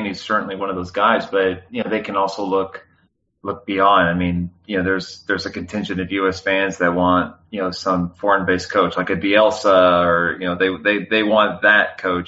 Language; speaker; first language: English; native; English